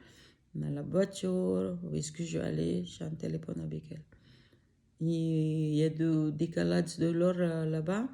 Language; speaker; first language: French; non-native, learner; Filipino